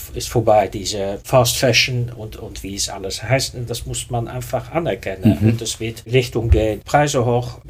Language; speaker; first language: German; non-native, fluent; Dutch